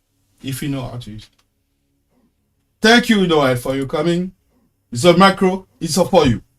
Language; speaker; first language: English; non-native, learner; French